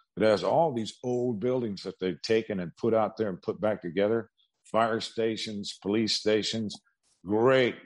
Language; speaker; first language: English; native; English